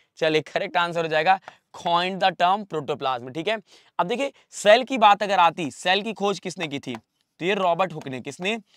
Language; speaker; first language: Hindi; native; Hindi